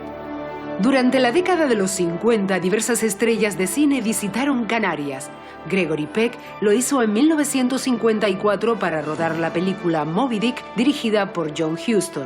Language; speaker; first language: Spanish; native; Spanish